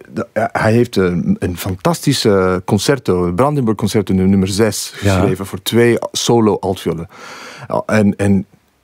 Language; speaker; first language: Dutch; non-native, fluent; English